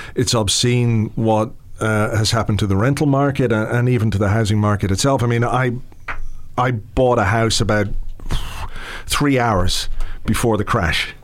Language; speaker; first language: English; native; English